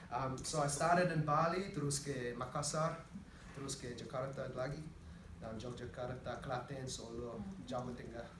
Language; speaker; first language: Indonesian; non-native, learner; English